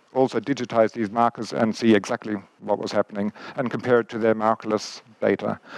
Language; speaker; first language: English; native; English